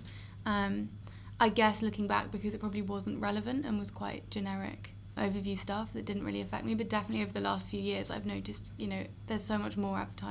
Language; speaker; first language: English; native; English